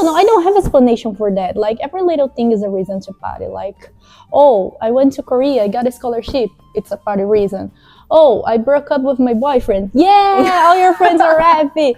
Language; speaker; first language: English; non-native, fluent; Portuguese